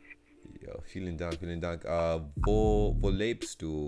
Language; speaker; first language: German; non-native, learner; English